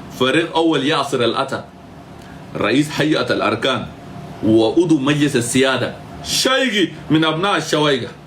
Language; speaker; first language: Arabic; native; Arabic